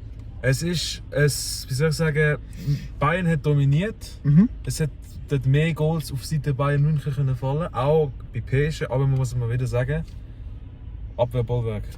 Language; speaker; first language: German; native; German